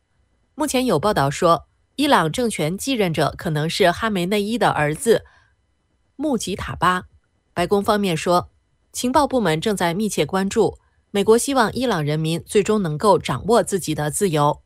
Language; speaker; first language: Chinese; native; Chinese